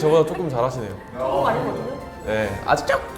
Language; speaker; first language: Korean; non-native, fluent; Thai